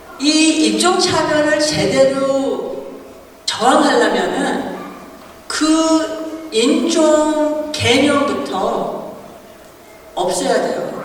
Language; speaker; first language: Korean; early bilingual, heritage; Korean